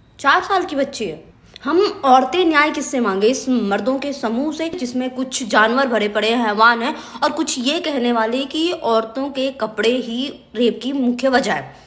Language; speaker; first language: Hindi; native; Hindi